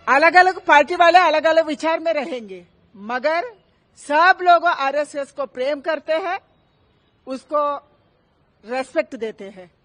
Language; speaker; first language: Hindi; non-native, local second language; Kannada